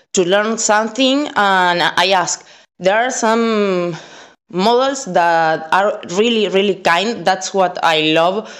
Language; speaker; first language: English; non-native, fluent; Spanish